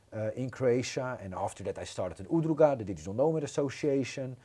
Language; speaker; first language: English; non-native, fluent; Dutch